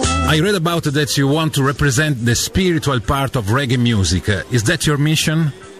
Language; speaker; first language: English; non-native, fluent; Italian